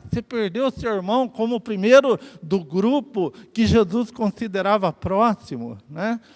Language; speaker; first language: Portuguese; native; Portuguese